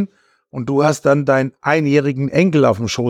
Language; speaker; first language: German; native; German